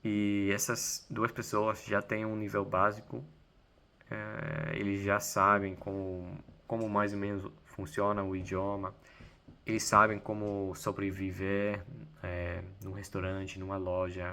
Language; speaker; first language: Portuguese; non-native, fluent; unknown